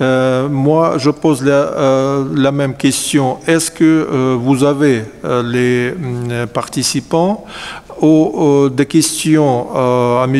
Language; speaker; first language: French; non-native, fluent; Russian